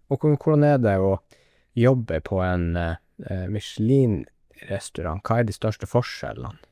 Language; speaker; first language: Norwegian; native; Norwegian